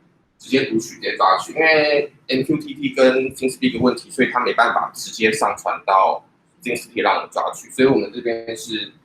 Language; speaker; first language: Chinese; native; Chinese